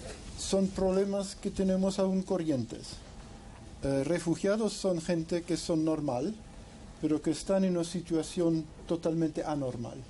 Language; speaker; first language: Spanish; non-native, fluent; English